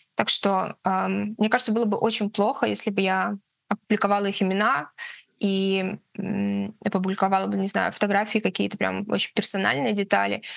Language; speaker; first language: Russian; native; Russian